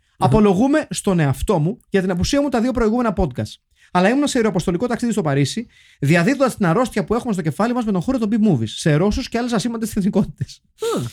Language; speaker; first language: Greek; native; Greek